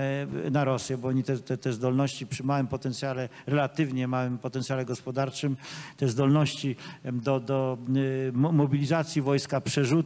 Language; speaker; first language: Polish; native; Polish